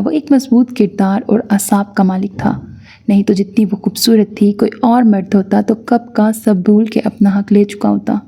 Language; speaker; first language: Urdu; native; Urdu